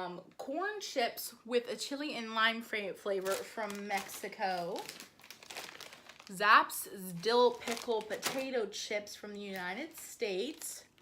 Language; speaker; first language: English; native; English